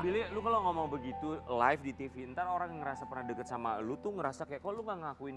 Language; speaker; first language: Indonesian; native; Indonesian